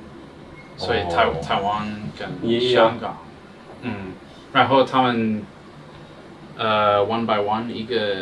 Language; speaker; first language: Chinese; non-native, learner; English